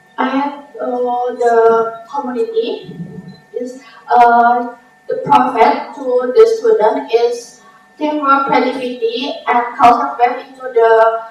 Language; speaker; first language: English; non-native, learner; Indonesian